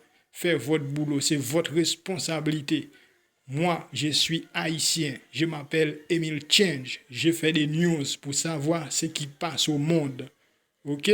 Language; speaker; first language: French; non-native, local second language; Haitian Creole